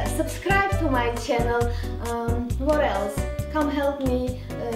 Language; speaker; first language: English; non-native, fluent; Armenian